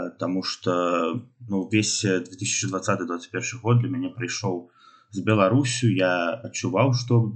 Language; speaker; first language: Belarusian; non-native, local second language; Russian